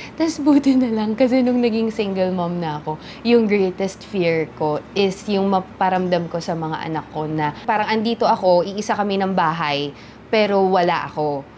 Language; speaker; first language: Filipino; native; Filipino